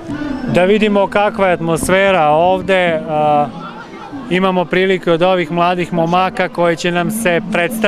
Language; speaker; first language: Serbian; native; Serbian